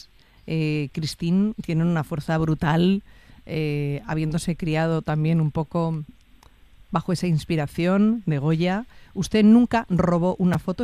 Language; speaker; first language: Spanish; native; Spanish